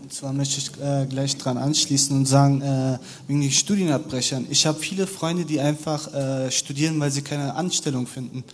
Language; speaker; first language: German; native; German